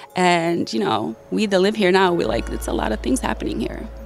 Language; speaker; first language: English; early bilingual, other home language; Bosnian